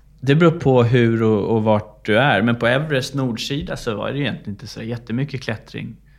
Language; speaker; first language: Swedish; native; Swedish